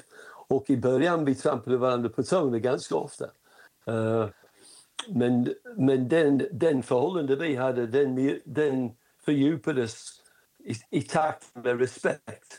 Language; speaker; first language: Swedish; non-native, fluent; English